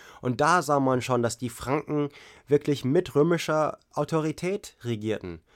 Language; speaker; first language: German; non-native, fluent; English